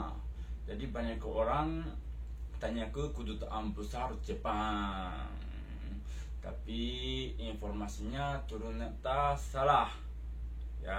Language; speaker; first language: Indonesian; non-native, fluent; Japanese